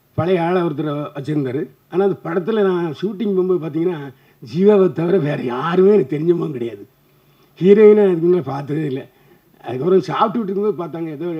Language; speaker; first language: Tamil; native; Tamil